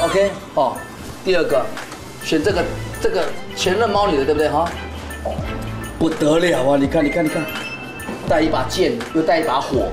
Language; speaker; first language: Chinese; native; Chinese